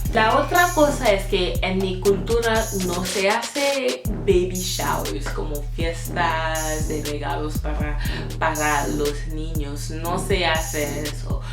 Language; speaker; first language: Spanish; non-native, fluent; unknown